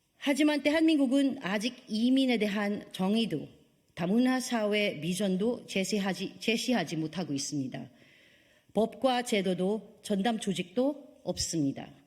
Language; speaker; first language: Korean; non-native, fluent; Filipino